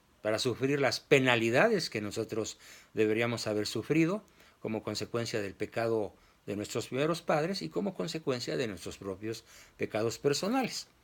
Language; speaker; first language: Spanish; native; Spanish